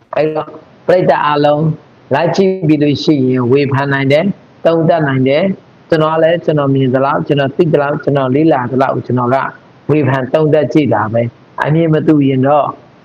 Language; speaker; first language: Burmese; non-native, local second language; Mon